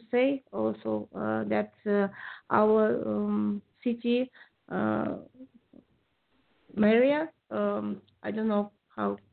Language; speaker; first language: English; non-native, learner; Kazakh